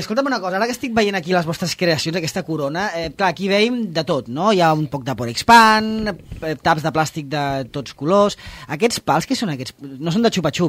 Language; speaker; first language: Catalan; native; Catalan